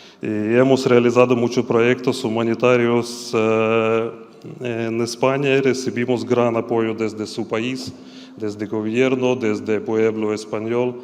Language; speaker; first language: Spanish; non-native, fluent; Ukrainian